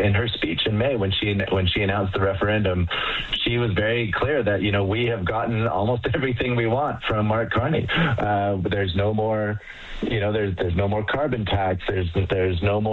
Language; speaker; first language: English; native; English